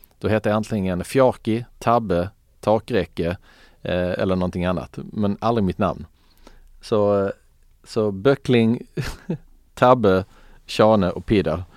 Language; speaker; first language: Swedish; early bilingual, other home language; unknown